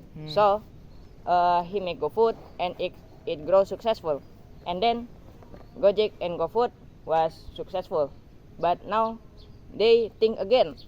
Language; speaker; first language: English; non-native, learner; Indonesian